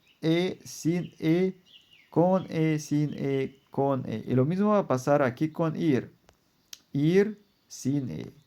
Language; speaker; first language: Spanish; non-native, fluent; German